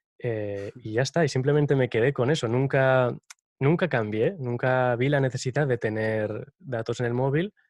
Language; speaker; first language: Spanish; native; Spanish